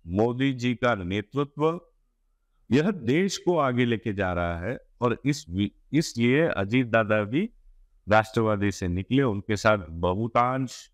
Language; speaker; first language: Hindi; non-native, local second language; Gujarati